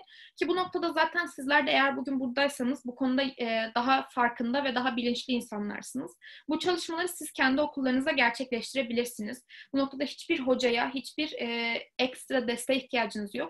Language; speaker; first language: Turkish; native; Turkish